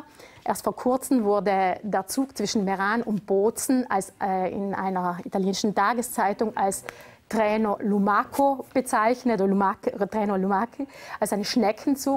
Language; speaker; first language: German; native; German